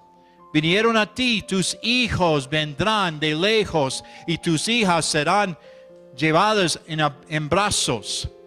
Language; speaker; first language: Spanish; non-native, fluent; English